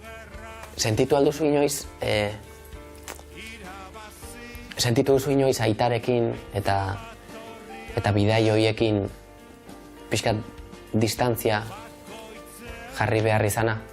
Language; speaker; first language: Basque; native; Basque